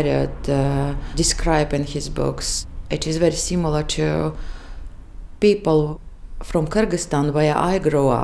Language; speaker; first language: English; non-native, fluent; Kyrgyz